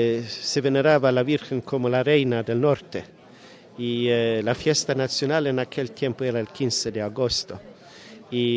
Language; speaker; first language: Spanish; non-native, fluent; Swedish